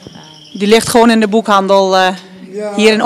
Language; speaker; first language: Dutch; native; Dutch